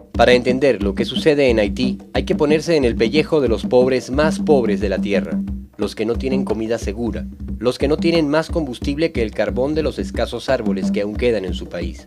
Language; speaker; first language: Spanish; native; Spanish